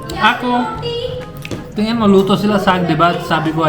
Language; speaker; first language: Filipino; non-native, learner; Punjabi